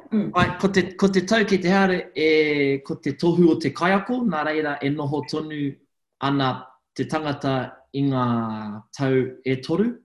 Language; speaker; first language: Māori; non-native, local second language; English